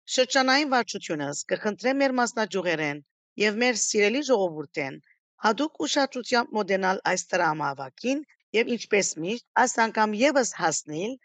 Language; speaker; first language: Armenian; early bilingual, heritage; Armenian